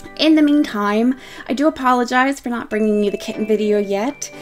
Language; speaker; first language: English; native; English